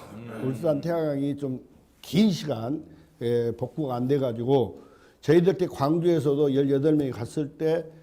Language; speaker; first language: Korean; native; Korean